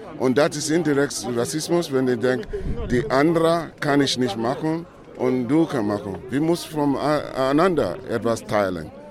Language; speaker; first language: German; non-native, learner; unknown